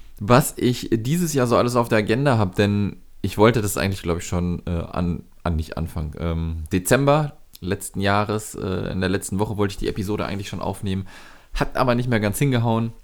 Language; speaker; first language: German; native; German